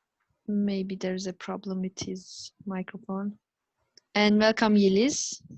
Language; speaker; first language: English; non-native, fluent; Turkish